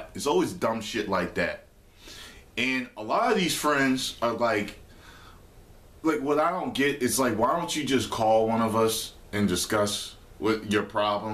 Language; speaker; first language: English; native; English